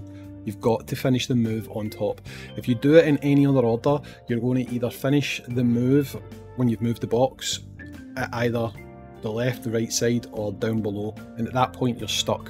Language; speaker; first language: English; native; English